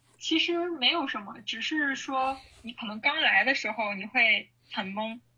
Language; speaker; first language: Chinese; native; Chinese